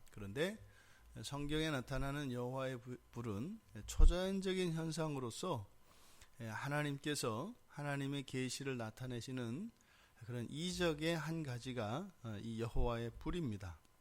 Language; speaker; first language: Korean; native; Korean